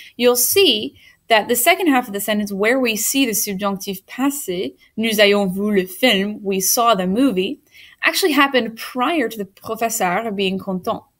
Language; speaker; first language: English; native; English